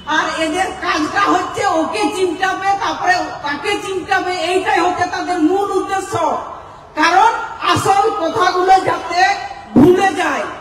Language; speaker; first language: Bangla; non-native, local second language; Santali